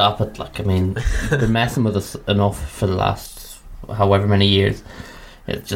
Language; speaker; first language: English; native; English